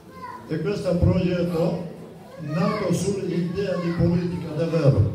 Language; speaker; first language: Italian; non-native, fluent; Kurdish